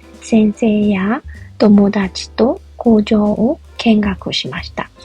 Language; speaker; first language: Japanese; non-native, fluent; Burmese